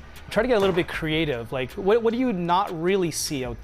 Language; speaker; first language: English; native; English